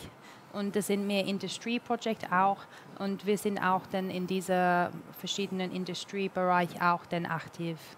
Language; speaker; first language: German; non-native, learner; English